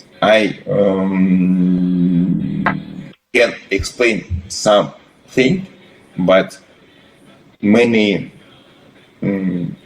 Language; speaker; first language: English; non-native, learner; Russian